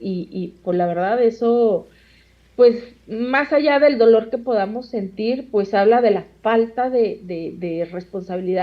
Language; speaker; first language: Spanish; native; Spanish